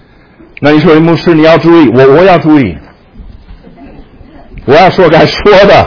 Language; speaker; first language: Chinese; non-native, fluent; English